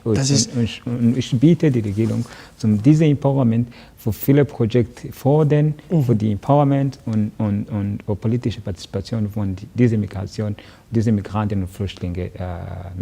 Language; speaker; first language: German; non-native, learner; Kinyarwanda